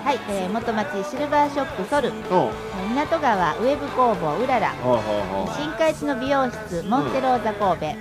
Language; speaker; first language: Japanese; native; Japanese